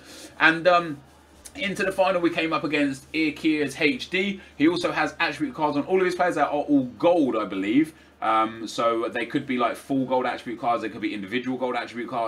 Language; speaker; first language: English; native; English